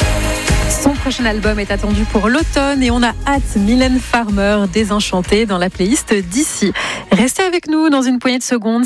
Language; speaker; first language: French; native; French